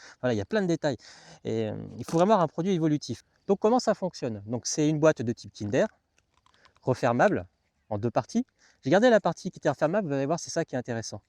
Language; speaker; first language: French; native; French